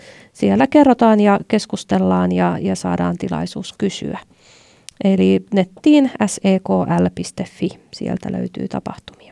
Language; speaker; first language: Finnish; native; Finnish